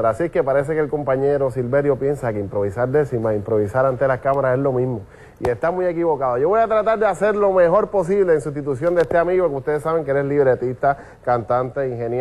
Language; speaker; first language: Spanish; native; Spanish